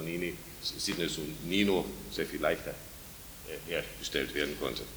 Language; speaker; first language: German; native; German